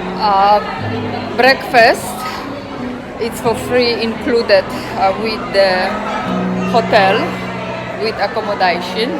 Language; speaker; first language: English; non-native, learner; Polish